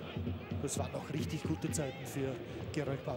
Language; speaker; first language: German; native; German